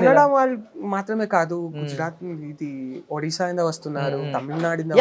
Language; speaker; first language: Telugu; non-native, learner; Kannada